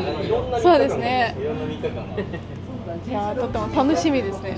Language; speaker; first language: Japanese; non-native, fluent; Russian